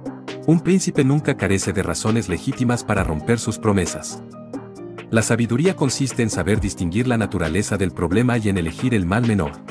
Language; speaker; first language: Spanish; native; Spanish